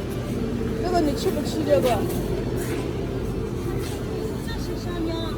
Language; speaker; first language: Chinese; non-native, fluent; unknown